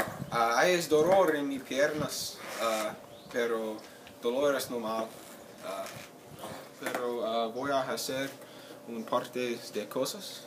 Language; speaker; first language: Spanish; non-native, learner; English